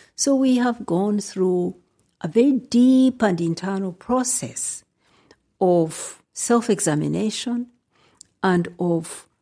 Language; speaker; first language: English; non-native, local second language; Nyankole